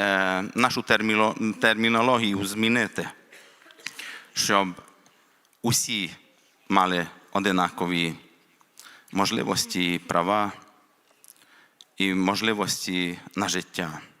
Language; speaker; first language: Ukrainian; non-native, local second language; Hungarian